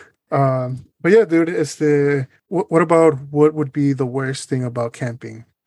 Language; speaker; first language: English; early bilingual, other home language; Spanish